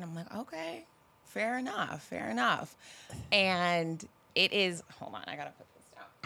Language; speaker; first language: English; native; English